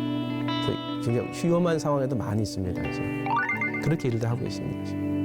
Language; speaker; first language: Korean; native; Korean